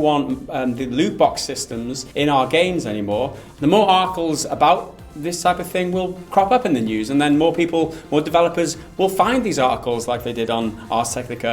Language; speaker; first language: English; native; English